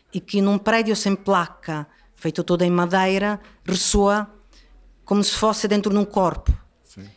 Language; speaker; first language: Portuguese; non-native, fluent; Italian